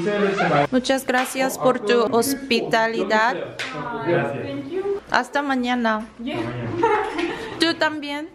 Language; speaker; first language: Spanish; non-native, learner; English